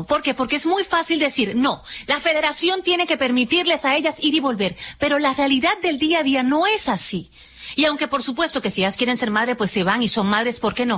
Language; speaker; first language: Spanish; native; Spanish